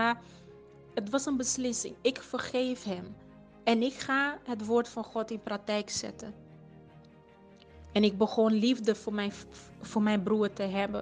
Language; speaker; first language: Dutch; non-native, fluent; Portuguese